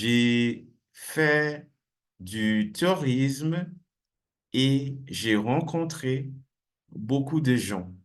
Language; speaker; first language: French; non-native, fluent; English